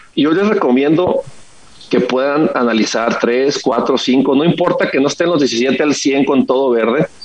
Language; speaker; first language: Spanish; native; Spanish